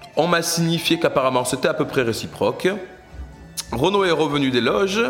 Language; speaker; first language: French; native; French